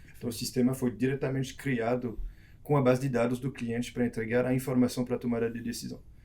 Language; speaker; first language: Portuguese; non-native, fluent; French